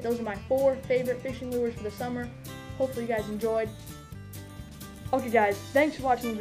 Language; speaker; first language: English; native; English